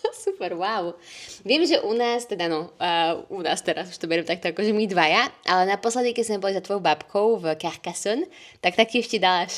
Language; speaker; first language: Slovak; native; Slovak